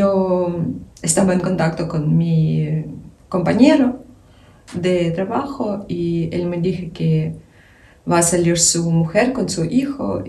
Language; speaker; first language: Spanish; non-native, fluent; Ukrainian